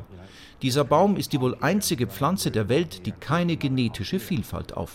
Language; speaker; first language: German; native; German